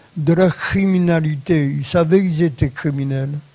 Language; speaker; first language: French; non-native, fluent; Polish